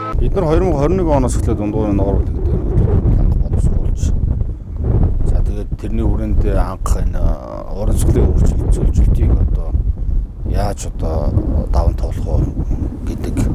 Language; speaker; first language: Mongolian; native; Mongolian